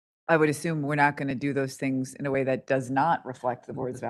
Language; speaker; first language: English; native; English